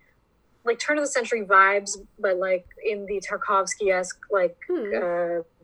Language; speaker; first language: English; native; English